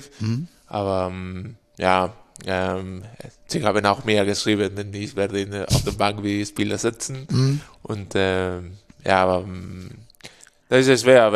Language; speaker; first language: German; non-native, fluent; Spanish